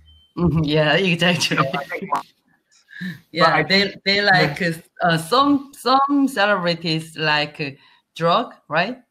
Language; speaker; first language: English; non-native, learner; Korean